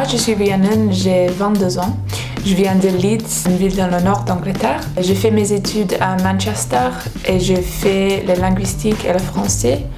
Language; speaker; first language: French; non-native, fluent; English